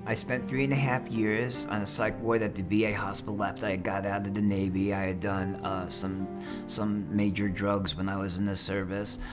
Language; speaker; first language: English; native; English